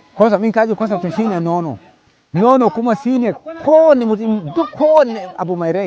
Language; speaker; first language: Hausa; non-native, local second language; Fula